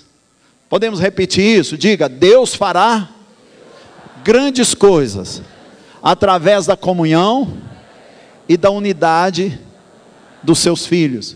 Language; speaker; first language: Portuguese; native; Portuguese